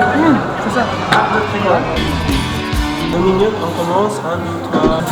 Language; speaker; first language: French; non-native, fluent; Filipino